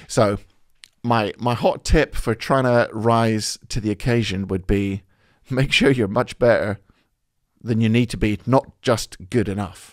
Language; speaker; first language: English; native; English